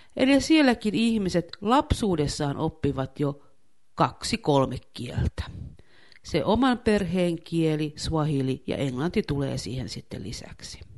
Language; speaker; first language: Finnish; native; Finnish